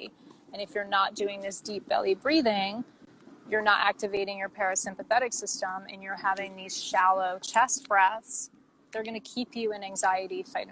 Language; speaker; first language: English; native; English